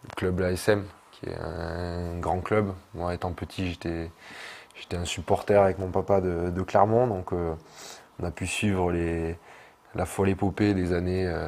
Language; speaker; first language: French; native; French